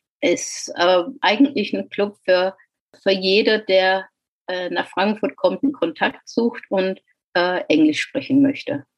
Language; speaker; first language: German; non-native, fluent; English